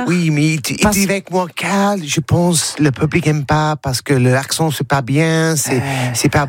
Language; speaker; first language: French; non-native, learner; English